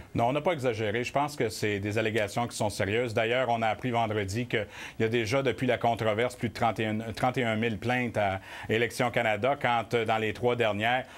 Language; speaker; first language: French; native; French